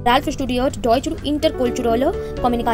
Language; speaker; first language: German; non-native, fluent; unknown